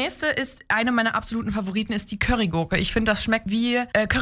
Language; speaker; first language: German; native; German